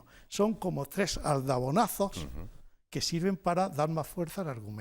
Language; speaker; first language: Spanish; native; Spanish